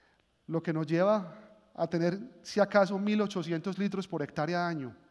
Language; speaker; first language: Spanish; native; Spanish